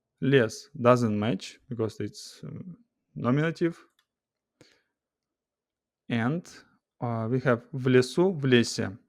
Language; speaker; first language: English; non-native, fluent; Russian